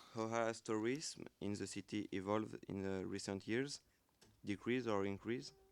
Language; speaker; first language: English; non-native, learner; French